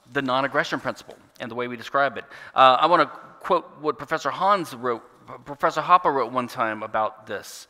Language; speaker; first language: English; native; English